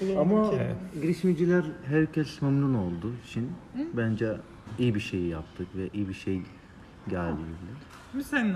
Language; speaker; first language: Turkish; non-native, learner; Arabic